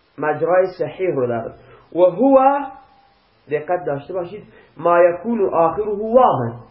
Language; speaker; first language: Persian; non-native, local second language; Baluchi